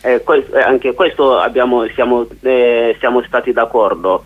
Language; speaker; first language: Italian; non-native, learner; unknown